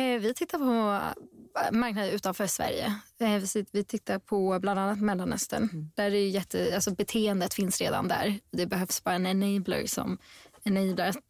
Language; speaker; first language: Swedish; native; Swedish